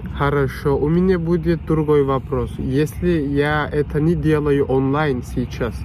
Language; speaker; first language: Russian; non-native, learner; Turkish